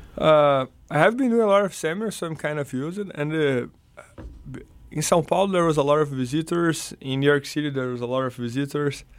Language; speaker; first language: English; non-native, fluent; Portuguese